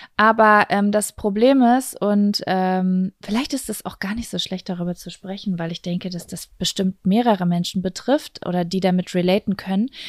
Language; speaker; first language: German; native; German